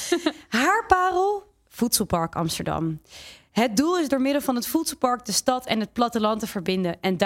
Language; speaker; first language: Dutch; native; Dutch